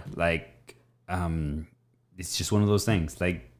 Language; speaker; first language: English; native; English